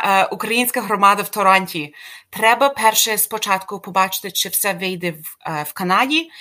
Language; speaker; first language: Ukrainian; early bilingual, heritage; Ukrainian